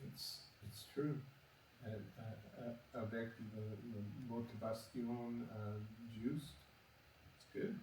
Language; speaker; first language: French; non-native, learner; English